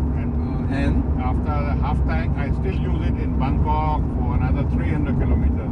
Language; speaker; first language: English; non-native, fluent; Thai